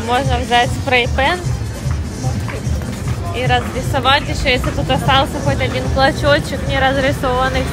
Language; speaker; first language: Russian; native; Russian